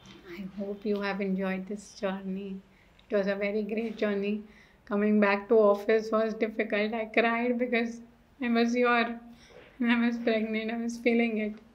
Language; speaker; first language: English; non-native, local second language; Hindi